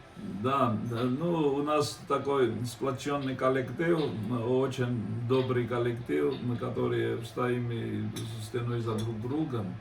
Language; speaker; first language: Russian; non-native, fluent; Georgian